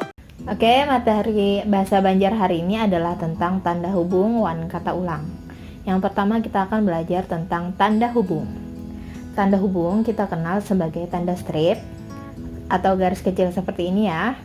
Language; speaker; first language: Indonesian; non-native, local second language; Banjar